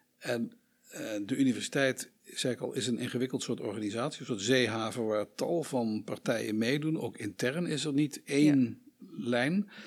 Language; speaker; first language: Dutch; native; Dutch